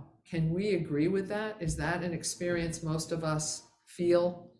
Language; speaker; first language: English; native; English